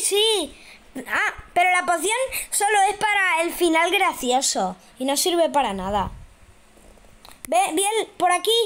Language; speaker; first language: Spanish; native; Spanish